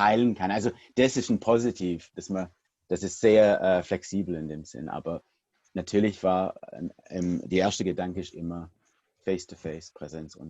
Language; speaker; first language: German; non-native, fluent; English